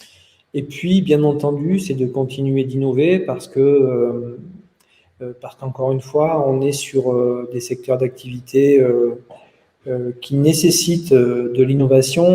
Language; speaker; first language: French; native; French